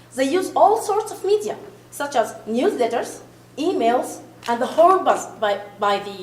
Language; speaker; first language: English; non-native, fluent; Arabic